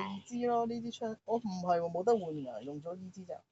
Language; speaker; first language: Chinese; native; Chinese